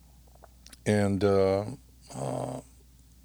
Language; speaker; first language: English; non-native, fluent; Russian